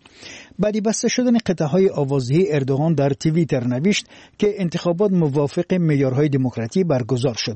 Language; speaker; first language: Persian; native; Persian